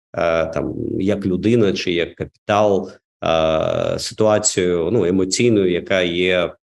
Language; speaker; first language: Ukrainian; non-native, local second language; Russian